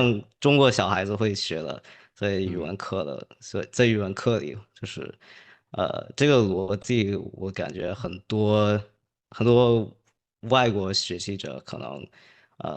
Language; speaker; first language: Chinese; early bilingual, heritage; English